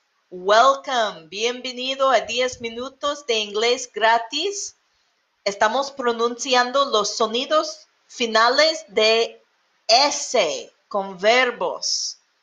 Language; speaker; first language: Spanish; non-native, learner; English